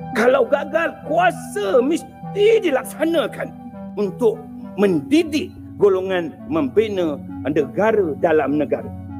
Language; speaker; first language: Malay; native; Malay